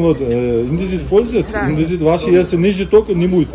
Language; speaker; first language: Russian; non-native, local second language; Uzbek